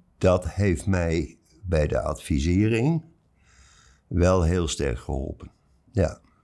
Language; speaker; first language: Dutch; native; Dutch